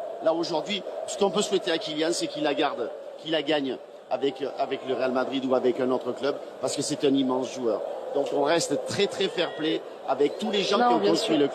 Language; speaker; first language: French; native; French